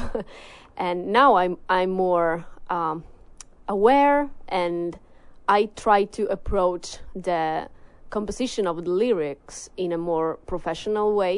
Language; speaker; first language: English; non-native, fluent; Italian